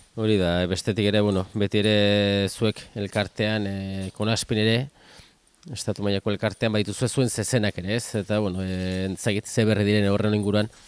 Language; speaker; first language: Basque; native; Basque